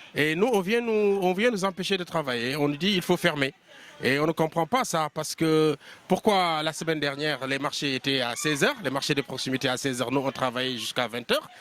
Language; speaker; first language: French; non-native, local second language; Wolof